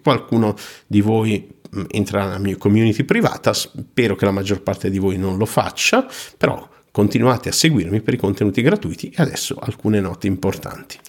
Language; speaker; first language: Italian; native; Italian